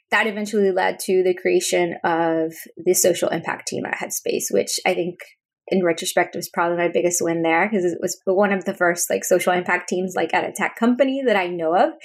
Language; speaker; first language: English; early bilingual, other home language; Spanish